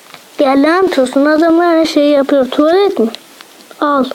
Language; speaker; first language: Turkish; native; Turkish